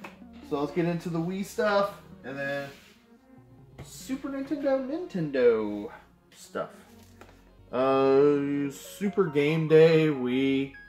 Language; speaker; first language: English; native; English